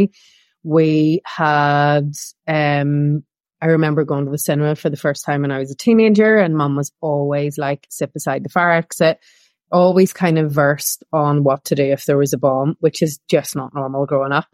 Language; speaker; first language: English; native; English